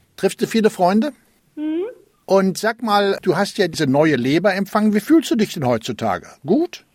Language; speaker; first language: German; native; German